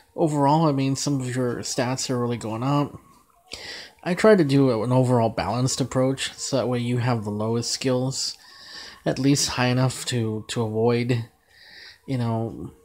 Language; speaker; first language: English; native; English